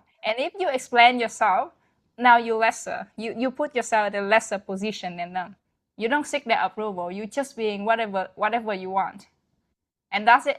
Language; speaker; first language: English; non-native, fluent; Vietnamese